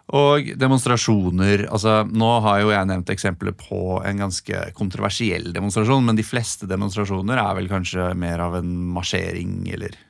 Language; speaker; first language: Norwegian; native; Norwegian